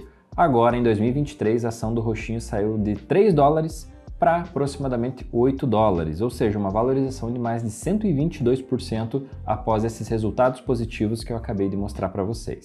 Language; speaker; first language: Portuguese; native; Portuguese